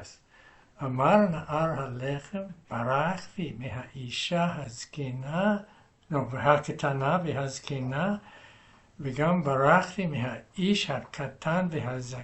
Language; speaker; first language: Hebrew; non-native, fluent; English